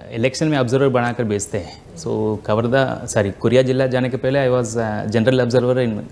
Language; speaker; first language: Hindi; non-native, local second language; Tamil